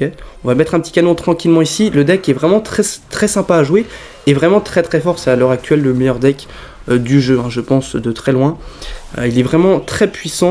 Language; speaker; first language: French; native; French